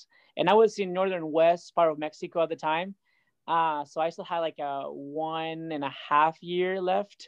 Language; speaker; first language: English; non-native, fluent; Spanish